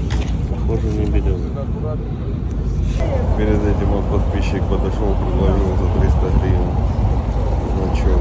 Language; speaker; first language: Russian; native; Russian